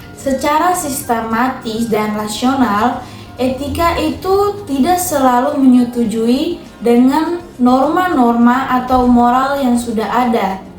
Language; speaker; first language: Indonesian; non-native, local second language; Tetum